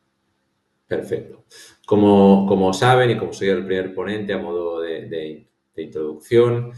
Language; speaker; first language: Spanish; native; Spanish